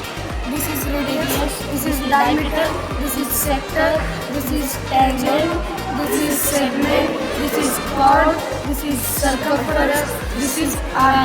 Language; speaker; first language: English; non-native, learner; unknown